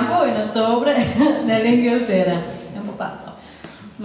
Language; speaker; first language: Italian; non-native, learner; English